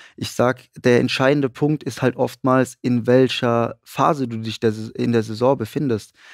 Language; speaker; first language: German; native; German